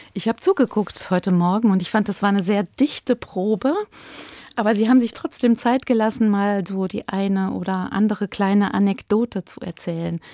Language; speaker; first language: German; native; German